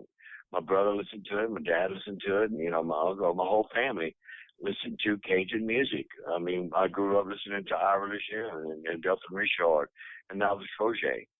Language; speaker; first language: English; native; English